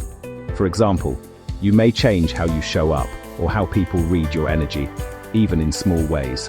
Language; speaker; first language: English; native; English